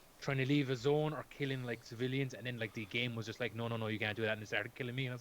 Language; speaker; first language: English; native; English